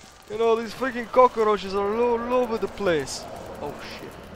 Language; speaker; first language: English; non-native, fluent; Russian